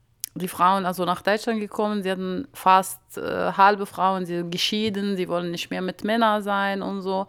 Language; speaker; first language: German; non-native, learner; Arabic